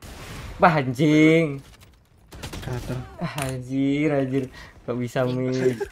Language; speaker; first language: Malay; non-native, local second language; Javanese